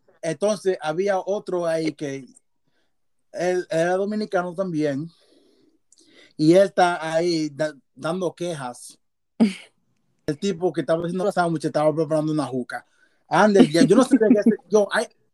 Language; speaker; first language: Spanish; early bilingual, other home language; English